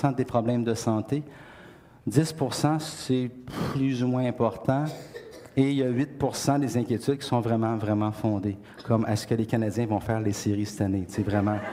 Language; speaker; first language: French; native; French